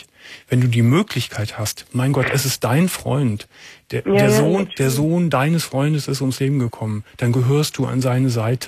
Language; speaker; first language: German; native; German